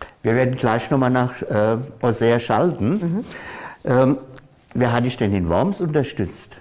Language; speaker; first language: German; native; German